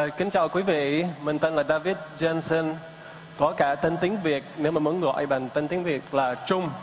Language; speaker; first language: Vietnamese; non-native, fluent; English